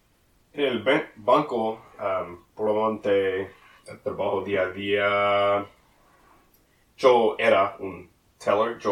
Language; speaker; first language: Spanish; non-native, learner; English